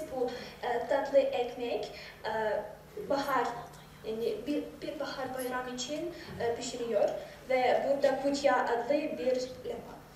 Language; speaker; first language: Turkish; non-native, learner; Ukrainian